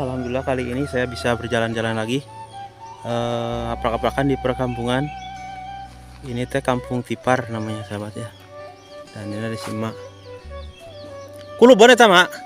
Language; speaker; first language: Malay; non-native, local second language; Sundanese